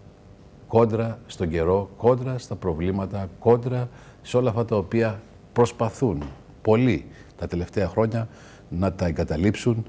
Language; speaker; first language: Greek; native; Greek